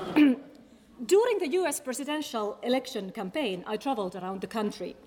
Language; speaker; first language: English; non-native, fluent; Finnish